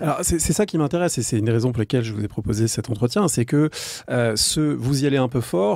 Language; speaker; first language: French; native; French